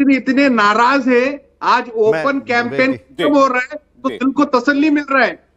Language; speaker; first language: Hindi; non-native, local second language; Kannada